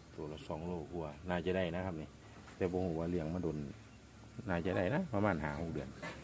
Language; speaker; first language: Thai; native; Thai